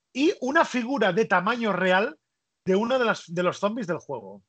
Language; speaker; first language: Spanish; non-native, local second language; Catalan